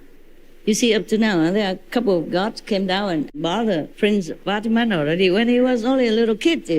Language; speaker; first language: English; non-native, fluent; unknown